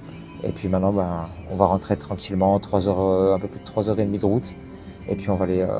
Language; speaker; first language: French; native; French